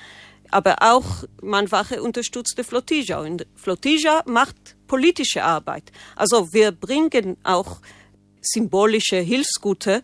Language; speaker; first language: German; non-native, fluent; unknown